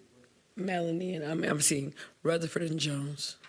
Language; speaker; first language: English; native; English